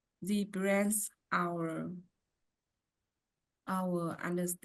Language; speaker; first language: English; non-native, learner; Vietnamese